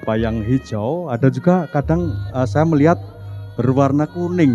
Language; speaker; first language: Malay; non-native, local second language; Javanese